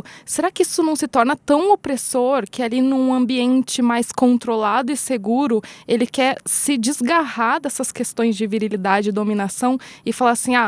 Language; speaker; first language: Portuguese; native; Portuguese